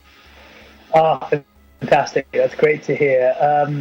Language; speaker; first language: English; non-native, local second language; Irish